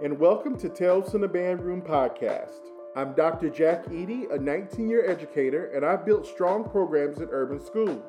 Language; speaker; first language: English; native; English